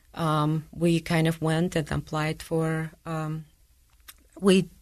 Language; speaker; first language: English; non-native, fluent; Ukrainian